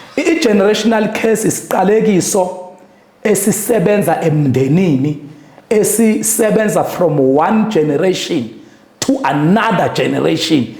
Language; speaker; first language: Zulu; native; Zulu